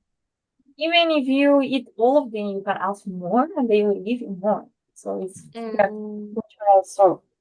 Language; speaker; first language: English; non-native, fluent; Spanish